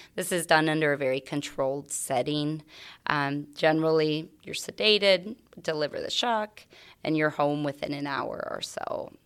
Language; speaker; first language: English; native; English